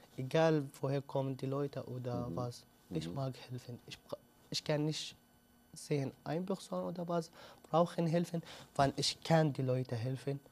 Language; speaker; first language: German; non-native, learner; Arabic